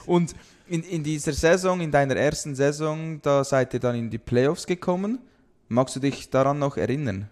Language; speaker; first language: German; native; German